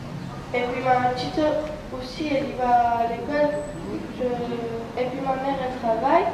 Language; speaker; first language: French; early bilingual, other home language; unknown